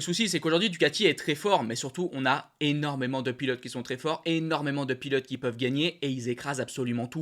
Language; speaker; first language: French; native; French